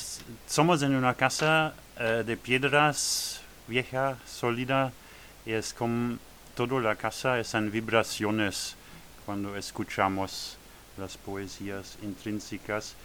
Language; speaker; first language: Spanish; non-native, learner; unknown